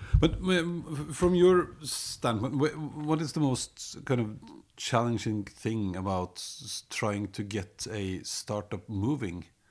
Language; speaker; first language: English; non-native, fluent; Norwegian